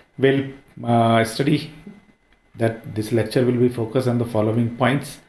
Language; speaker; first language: English; non-native, local second language; Hindi